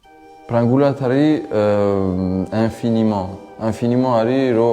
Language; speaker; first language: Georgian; early bilingual, heritage; Georgian